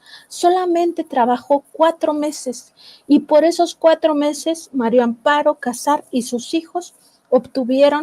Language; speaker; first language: Spanish; native; Spanish